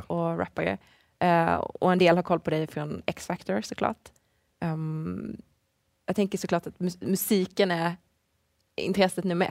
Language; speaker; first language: Swedish; native; Swedish